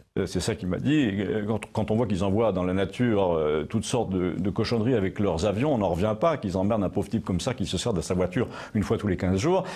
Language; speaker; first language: French; native; French